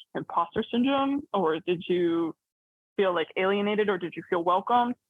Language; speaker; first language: English; early bilingual, other home language; Arabic